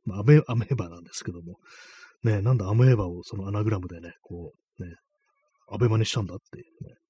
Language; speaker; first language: Japanese; native; Japanese